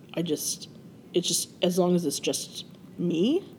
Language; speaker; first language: English; native; English